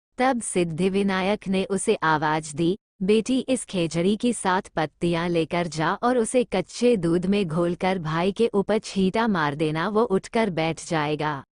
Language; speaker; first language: Hindi; native; Hindi